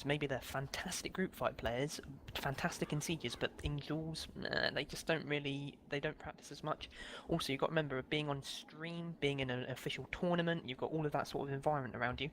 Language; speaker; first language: English; native; English